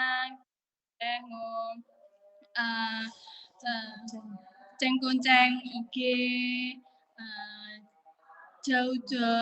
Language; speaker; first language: Cantonese; non-native, learner; Javanese